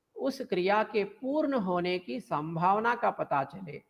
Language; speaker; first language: Hindi; non-native, local second language; Telugu